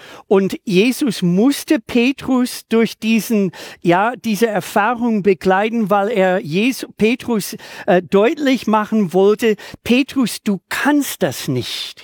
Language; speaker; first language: German; native; German